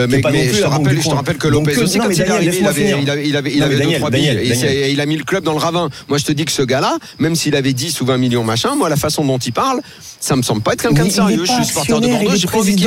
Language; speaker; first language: French; native; French